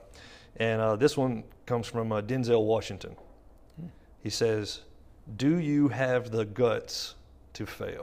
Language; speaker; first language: English; native; English